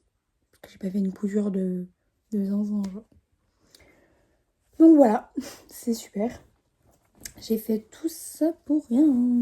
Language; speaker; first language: French; native; French